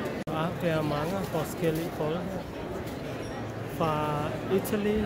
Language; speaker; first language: Danish; non-native, learner; Thai